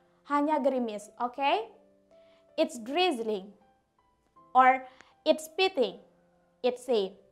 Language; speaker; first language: English; non-native, fluent; Indonesian